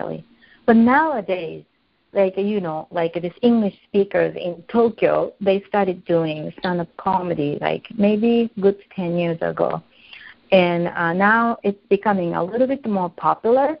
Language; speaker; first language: English; non-native, fluent; Japanese